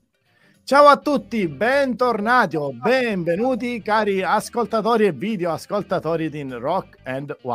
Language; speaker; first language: Italian; native; Italian